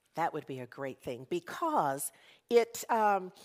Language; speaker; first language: English; native; English